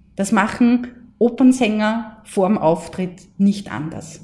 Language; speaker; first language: German; native; German